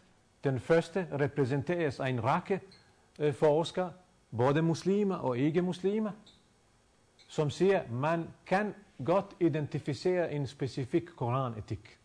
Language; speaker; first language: Danish; non-native, fluent; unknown